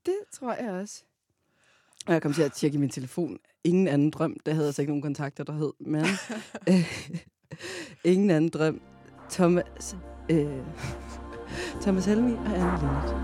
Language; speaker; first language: Danish; native; Danish